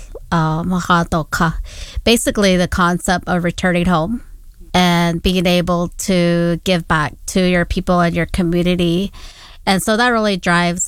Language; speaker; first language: English; non-native, local second language; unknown